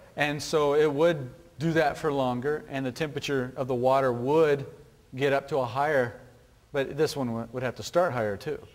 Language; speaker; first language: English; native; English